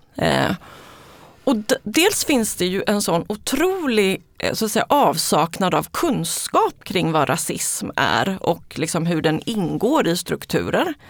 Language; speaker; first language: Swedish; early bilingual, other home language; Spanish